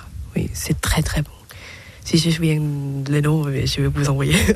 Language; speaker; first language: French; non-native, learner; Thai